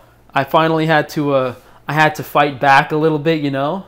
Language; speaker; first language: English; native; English